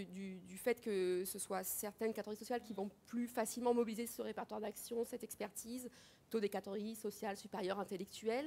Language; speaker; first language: French; native; French